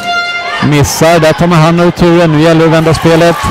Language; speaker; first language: Swedish; native; Swedish